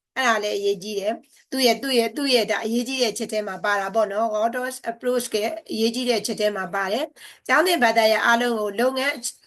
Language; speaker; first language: Burmese; native; Burmese